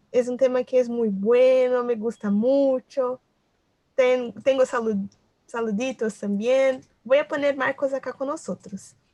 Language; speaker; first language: Spanish; non-native, learner; Portuguese